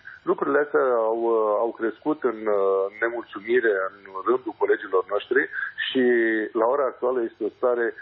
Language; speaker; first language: Romanian; native; Romanian